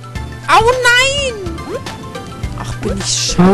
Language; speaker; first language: German; native; German